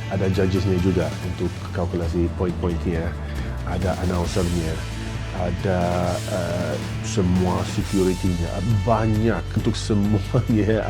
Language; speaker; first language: Indonesian; non-native, fluent; English